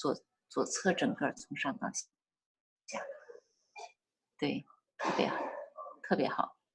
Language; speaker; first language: Chinese; native; Chinese